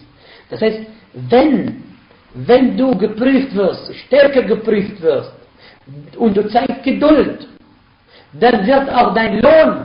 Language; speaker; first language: German; non-native, fluent; Arabic